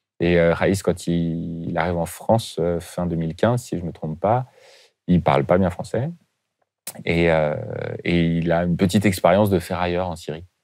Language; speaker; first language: French; native; French